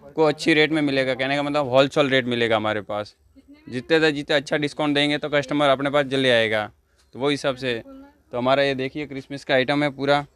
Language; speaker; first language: Hindi; non-native, local second language; Urdu